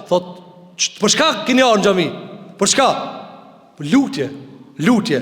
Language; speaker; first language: Albanian; native; Albanian